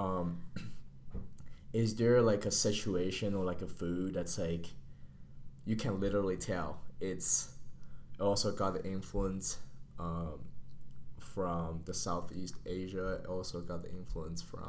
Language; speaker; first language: English; non-native, fluent; Chinese